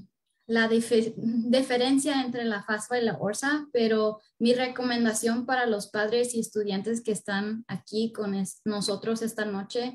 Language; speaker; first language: Spanish; early bilingual, heritage; Spanish